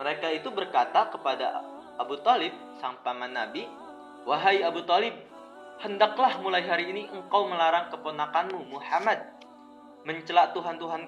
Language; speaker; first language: Indonesian; native; Indonesian